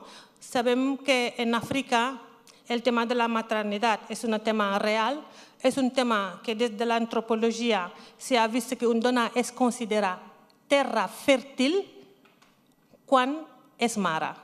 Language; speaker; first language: Catalan; non-native, learner; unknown